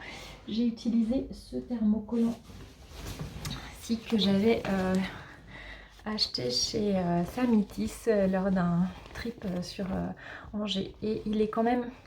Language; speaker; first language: French; native; French